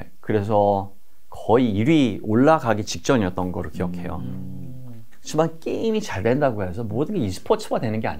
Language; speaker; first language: Korean; native; Korean